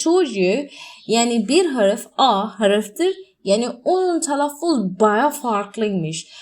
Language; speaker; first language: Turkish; non-native, learner; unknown